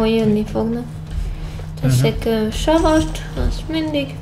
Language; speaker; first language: Hungarian; native; Hungarian